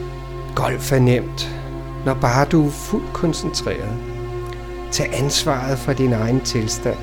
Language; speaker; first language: Danish; native; Danish